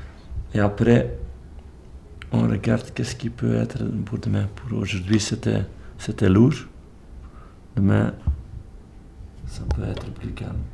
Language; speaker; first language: French; non-native, local second language; Dutch